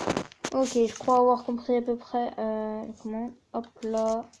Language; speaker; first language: French; native; French